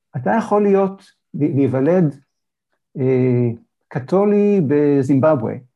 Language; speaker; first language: Hebrew; native; Hebrew